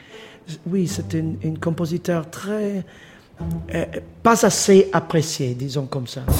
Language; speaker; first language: French; non-native, fluent; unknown